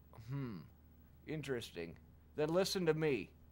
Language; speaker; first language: English; native; English